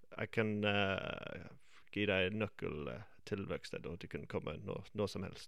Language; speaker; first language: Norwegian; non-native, fluent; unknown